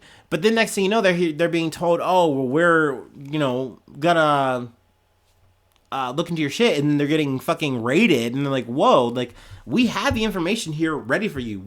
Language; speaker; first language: English; native; English